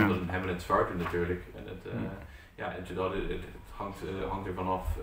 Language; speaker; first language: Dutch; non-native, fluent; English